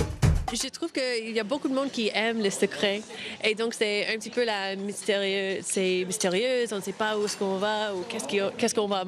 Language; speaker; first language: French; non-native, local second language; English